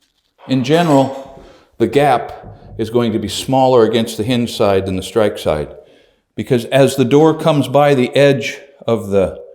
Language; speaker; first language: English; native; English